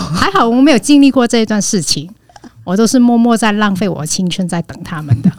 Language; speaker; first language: Chinese; non-native, fluent; Cantonese